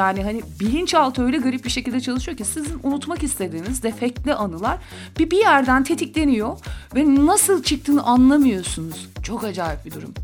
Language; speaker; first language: Turkish; native; Turkish